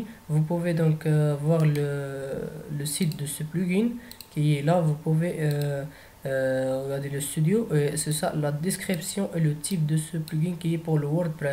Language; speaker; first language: French; non-native, fluent; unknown